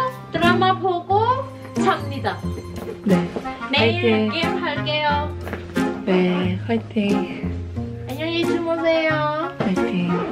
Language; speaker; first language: Korean; non-native, learner; Mongolian